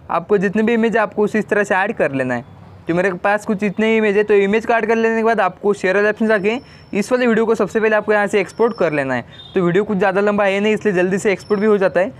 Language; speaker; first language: Hindi; non-native, local second language; Marathi